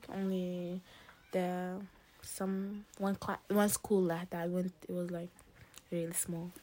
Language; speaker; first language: English; early bilingual, other home language; Arabic